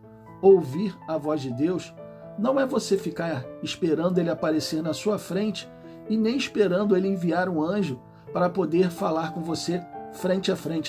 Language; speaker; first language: Portuguese; native; Portuguese